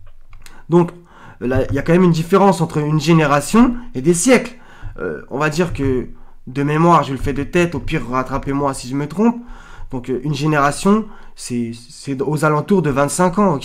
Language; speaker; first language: French; native; French